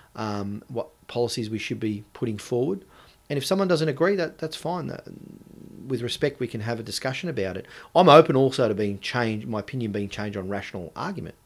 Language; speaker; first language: English; native; English